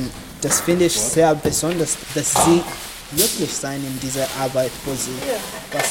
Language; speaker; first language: German; non-native, learner; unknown